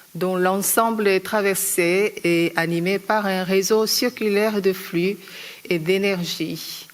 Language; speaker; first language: French; non-native, fluent; Korean